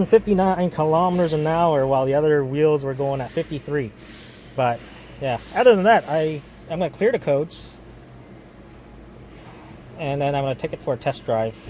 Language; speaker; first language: English; native; English